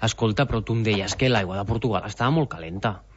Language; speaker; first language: Catalan; native; Catalan